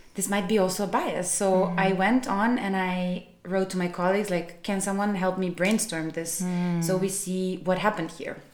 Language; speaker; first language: English; non-native, fluent; Serbian